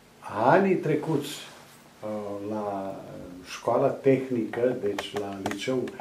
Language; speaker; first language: Romanian; non-native, local second language; Serbian